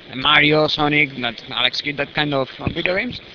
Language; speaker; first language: English; non-native, learner; Spanish